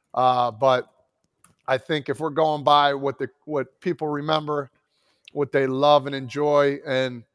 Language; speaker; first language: English; native; English